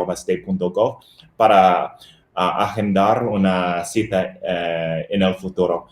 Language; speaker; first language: Spanish; non-native, fluent; English